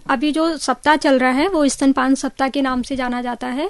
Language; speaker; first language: Hindi; native; Hindi